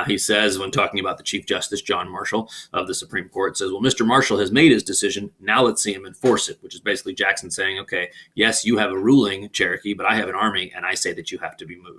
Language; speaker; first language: English; native; English